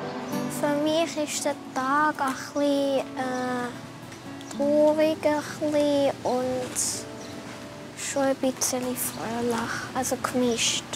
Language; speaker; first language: German; early bilingual, other home language; Korean